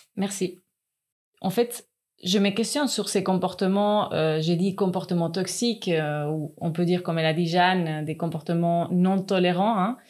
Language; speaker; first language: French; non-native, fluent; Spanish